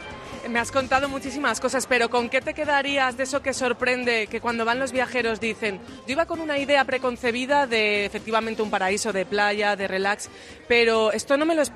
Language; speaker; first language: Spanish; native; Spanish